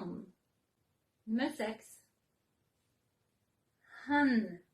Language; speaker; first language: Swedish; non-native, fluent; Serbian